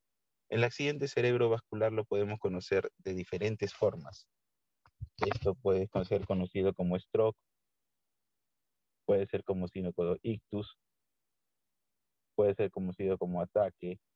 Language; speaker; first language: Spanish; native; Spanish